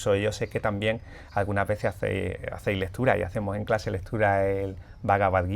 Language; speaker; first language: Spanish; native; Spanish